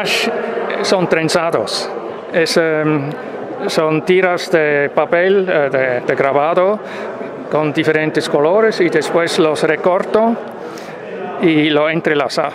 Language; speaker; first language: Spanish; non-native, fluent; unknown